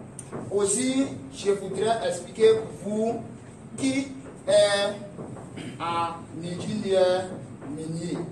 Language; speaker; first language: French; non-native, learner; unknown